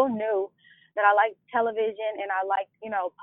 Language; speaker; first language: English; native; English